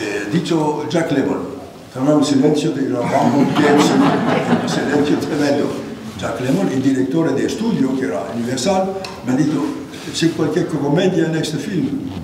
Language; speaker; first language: Italian; non-native, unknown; Greek